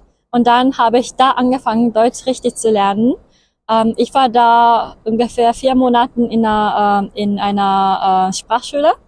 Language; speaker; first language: German; non-native, fluent; Japanese